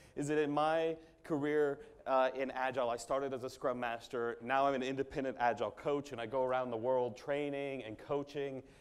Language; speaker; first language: English; native; English